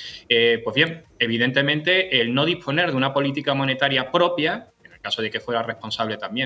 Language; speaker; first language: Spanish; native; Spanish